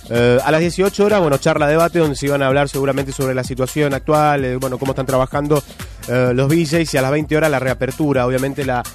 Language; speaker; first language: Spanish; native; Spanish